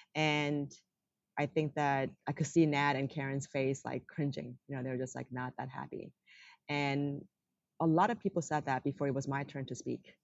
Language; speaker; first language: English; non-native, fluent; Korean